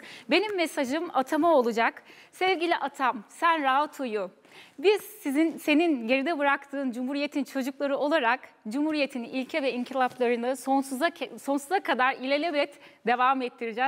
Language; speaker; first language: Turkish; native; Turkish